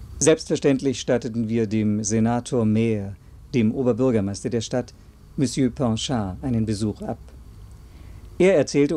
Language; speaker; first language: German; native; German